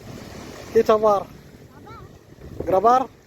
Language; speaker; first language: Spanish; non-native, learner; Filipino